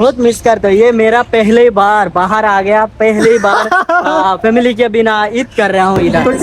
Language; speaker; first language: Hindi; non-native, learner; Bangla